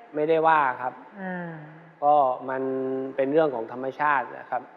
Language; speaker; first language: Thai; native; Thai